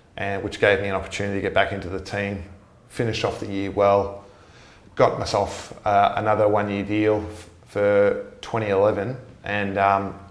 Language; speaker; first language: English; native; English